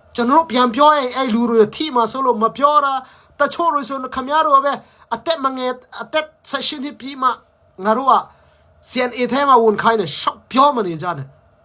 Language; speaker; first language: Burmese; non-native, local second language; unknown